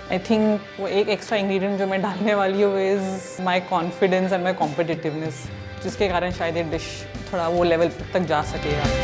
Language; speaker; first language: Hindi; native; Hindi